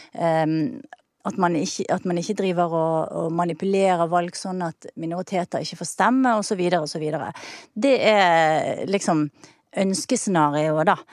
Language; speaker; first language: Norwegian; native; Norwegian